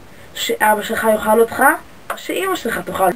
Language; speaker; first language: Hebrew; native; Hebrew